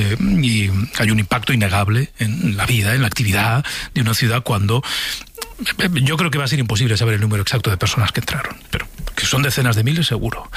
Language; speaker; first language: Spanish; native; Spanish